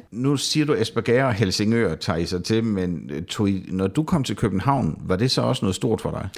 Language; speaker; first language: Danish; native; Danish